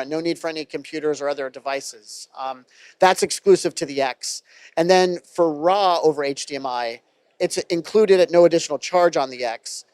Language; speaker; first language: English; native; English